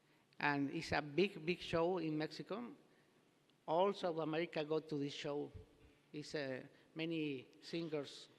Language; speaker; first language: English; non-native, learner; Spanish